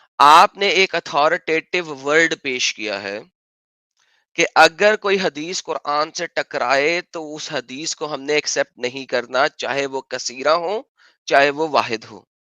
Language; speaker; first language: Urdu; non-native, local second language; Punjabi